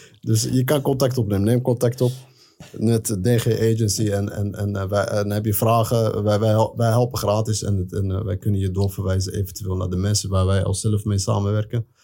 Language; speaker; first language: Dutch; early bilingual, other home language; Arabic